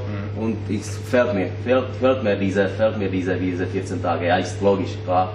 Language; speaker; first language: German; non-native, learner; Czech